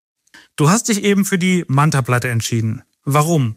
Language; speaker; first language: German; native; German